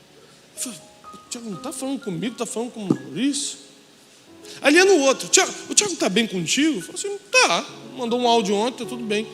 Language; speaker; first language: Portuguese; native; Portuguese